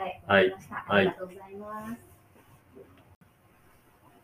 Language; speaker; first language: Japanese; non-native, learner; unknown